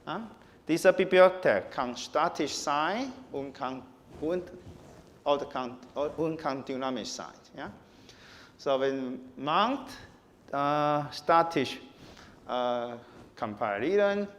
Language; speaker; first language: German; non-native, learner; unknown